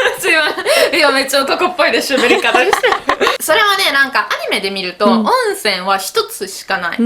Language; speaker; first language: Japanese; non-native, fluent; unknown